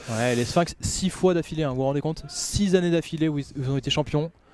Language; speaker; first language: French; native; French